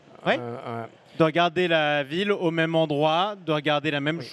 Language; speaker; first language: French; native; French